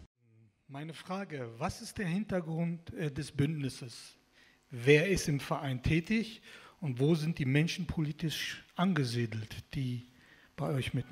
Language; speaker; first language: German; non-native, fluent; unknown